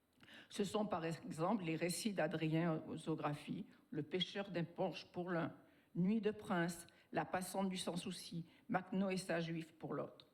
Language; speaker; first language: French; native; French